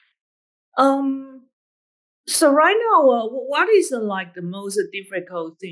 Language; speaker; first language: English; non-native, fluent; Chinese